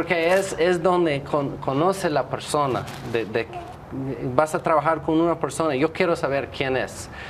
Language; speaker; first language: Spanish; non-native, fluent; English